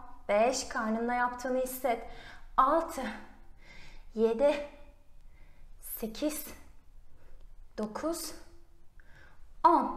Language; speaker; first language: Turkish; native; Turkish